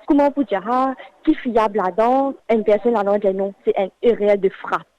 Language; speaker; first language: French; non-native, local second language; Morisyen